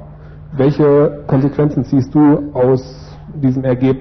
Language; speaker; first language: German; native; German